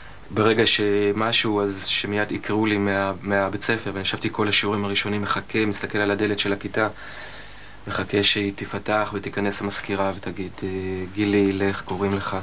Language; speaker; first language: Hebrew; early bilingual, other home language; Russian